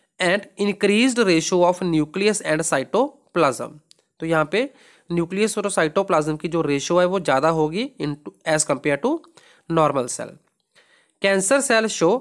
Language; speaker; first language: Hindi; non-native, local second language; Punjabi